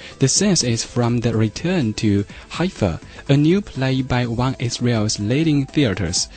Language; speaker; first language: English; non-native, fluent; Chinese